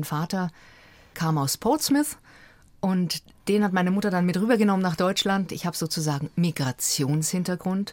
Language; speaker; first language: German; native; German